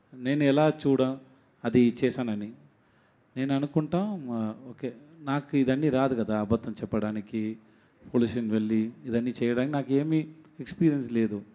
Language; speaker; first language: Telugu; non-native, learner; Tamil